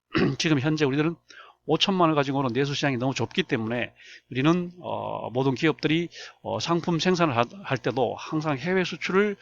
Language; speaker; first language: Korean; native; Korean